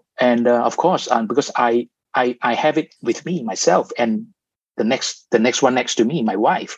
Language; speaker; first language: English; non-native, local second language; Cantonese